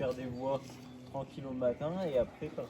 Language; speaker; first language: French; native; French